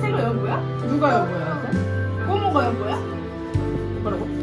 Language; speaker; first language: Korean; early bilingual, other home language; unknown